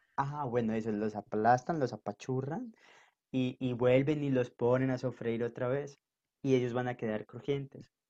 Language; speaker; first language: Spanish; native; Spanish